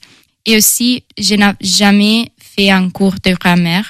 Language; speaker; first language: French; non-native, fluent; Italian